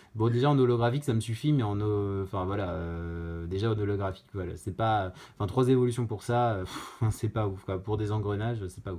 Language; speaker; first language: French; native; French